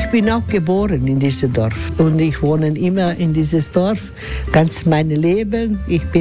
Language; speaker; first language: German; non-native, learner; Croatian